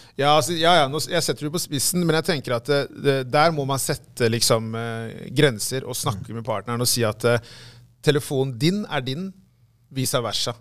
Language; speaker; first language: Norwegian; early bilingual, other home language; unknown